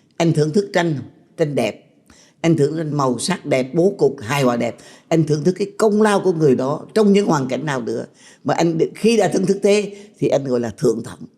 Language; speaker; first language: Vietnamese; native; Vietnamese